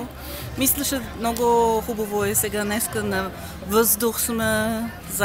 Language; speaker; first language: Bulgarian; non-native, learner; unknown